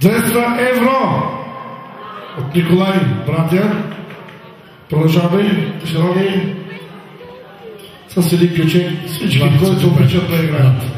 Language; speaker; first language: Bulgarian; non-native, local second language; Turkish